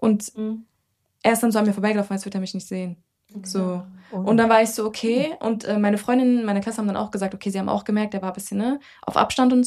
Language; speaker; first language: German; early bilingual, other home language; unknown